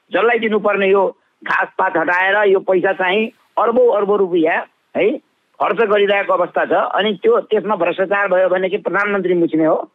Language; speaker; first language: Nepali; non-native, local second language; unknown